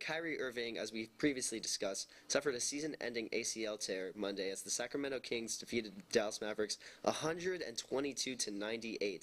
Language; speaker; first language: English; native; English